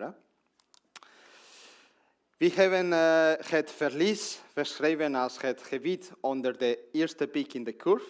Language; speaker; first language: Dutch; non-native, learner; Spanish